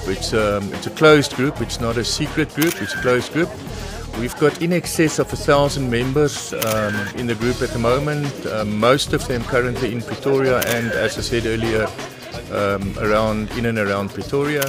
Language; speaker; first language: English; non-native, local second language; Afrikaans